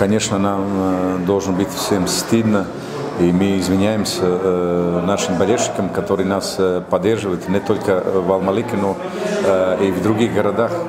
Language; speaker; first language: Russian; non-native, local second language; Uzbek